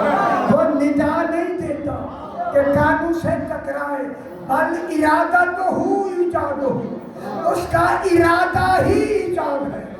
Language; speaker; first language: Urdu; native; Urdu